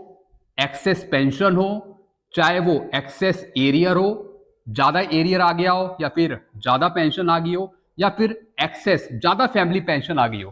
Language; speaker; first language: Hindi; native; Hindi